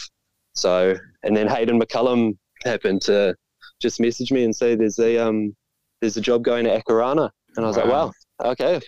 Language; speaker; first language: English; native; English